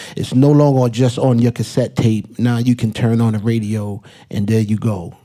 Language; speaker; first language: English; native; English